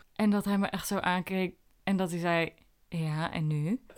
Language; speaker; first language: Dutch; early bilingual, other home language; Indonesian